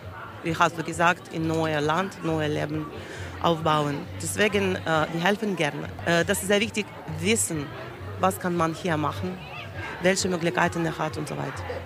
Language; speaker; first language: German; non-native, learner; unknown